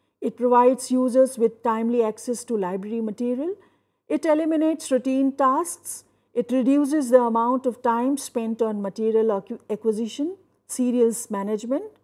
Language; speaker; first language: English; non-native, local second language; Hindi